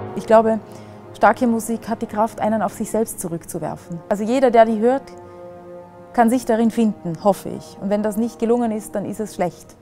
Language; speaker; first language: German; native; German